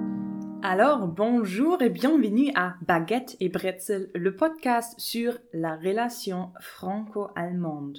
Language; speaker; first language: French; non-native, fluent; German